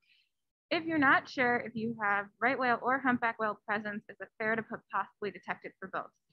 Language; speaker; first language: English; native; English